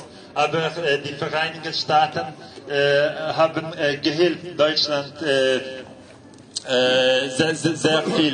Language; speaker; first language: German; non-native, fluent; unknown